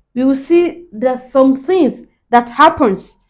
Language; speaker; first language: English; non-native, local second language; Yoruba